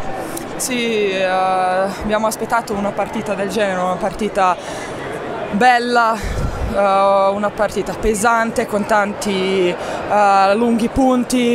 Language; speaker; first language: Italian; non-native, fluent; Serbian